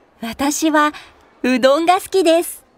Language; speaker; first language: Japanese; non-native, learner; Chinese